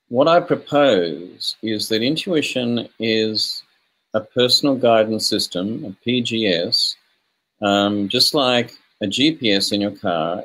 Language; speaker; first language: English; native; English